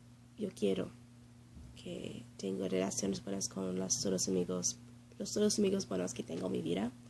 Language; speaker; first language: Spanish; non-native, learner; English